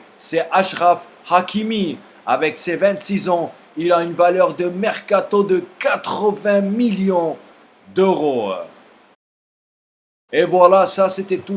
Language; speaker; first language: French; non-native, fluent; Spanish